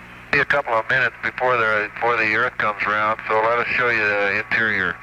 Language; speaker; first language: English; native; English